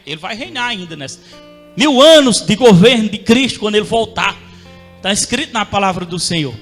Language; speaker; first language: Portuguese; native; Portuguese